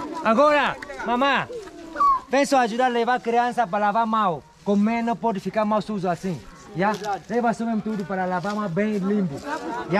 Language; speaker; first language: Portuguese; non-native, learner; Vietnamese